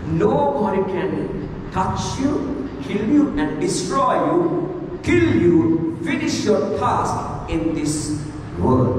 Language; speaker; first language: English; non-native, local second language; Sinhala